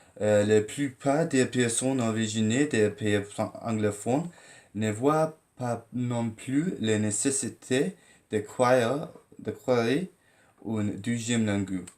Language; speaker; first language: French; non-native, learner; English